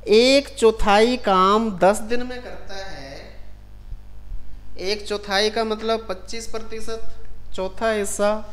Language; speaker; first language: Hindi; non-native, local second language; Punjabi